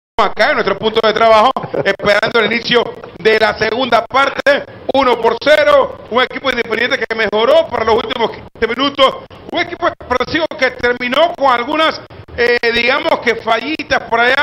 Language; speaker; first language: Spanish; native; Spanish